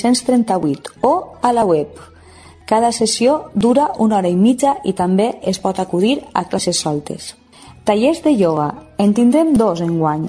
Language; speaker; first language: Catalan; native; Catalan